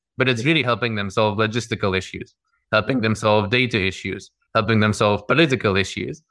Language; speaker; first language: English; early bilingual, other home language; Russian